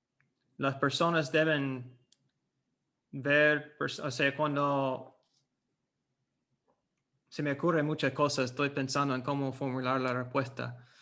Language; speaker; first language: Spanish; non-native, fluent; English